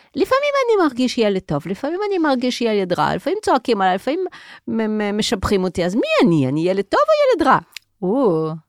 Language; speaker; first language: Hebrew; native; Hebrew